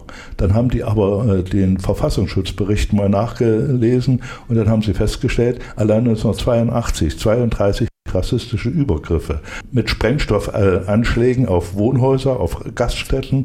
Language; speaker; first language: German; native; German